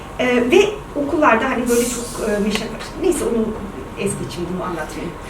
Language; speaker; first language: Turkish; early bilingual, heritage; Turkish